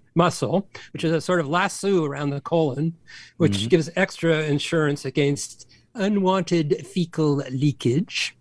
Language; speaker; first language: English; native; English